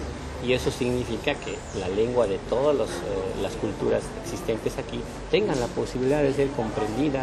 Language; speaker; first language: Spanish; native; Spanish